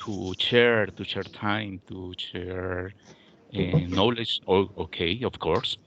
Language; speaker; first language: English; non-native, learner; Spanish